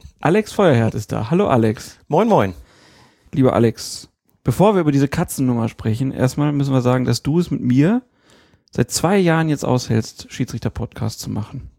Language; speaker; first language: German; native; German